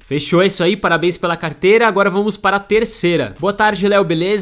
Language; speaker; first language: Portuguese; native; Portuguese